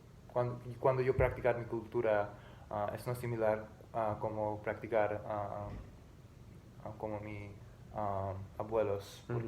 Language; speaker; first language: Spanish; non-native, learner; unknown